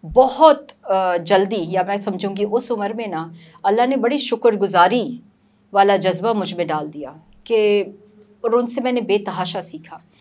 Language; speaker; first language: Urdu; native; Urdu